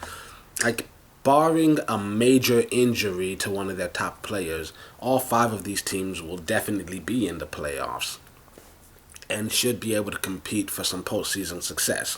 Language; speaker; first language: English; native; English